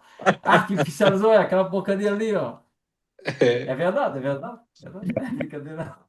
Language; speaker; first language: Portuguese; native; Portuguese